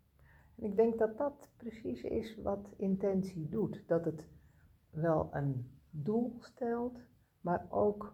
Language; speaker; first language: Dutch; native; Dutch